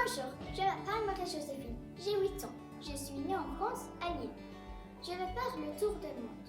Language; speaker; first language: French; non-native, learner; Turkish